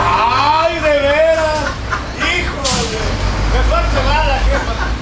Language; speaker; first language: Spanish; native; Spanish